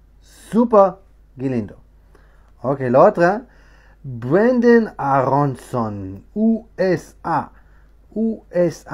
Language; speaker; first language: Spanish; non-native, learner; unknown